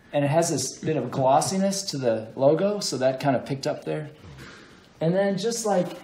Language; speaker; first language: English; native; English